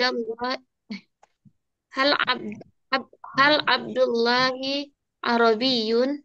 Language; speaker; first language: Arabic; non-native, learner; Indonesian